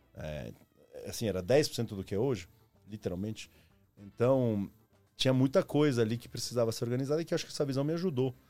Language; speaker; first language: Portuguese; early bilingual, other home language; Spanish